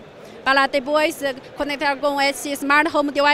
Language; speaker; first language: Portuguese; non-native, learner; Chinese